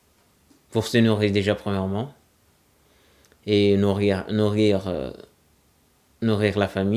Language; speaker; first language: French; non-native, local second language; Comorian